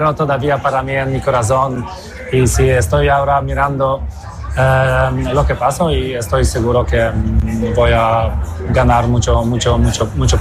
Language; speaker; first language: Spanish; non-native, fluent; Polish